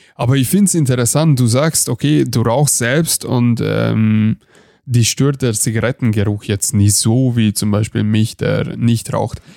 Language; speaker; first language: German; non-native, fluent; Hungarian